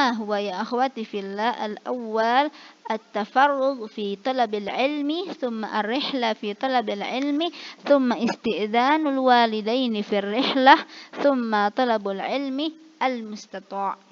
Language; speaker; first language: Arabic; non-native, fluent; Indonesian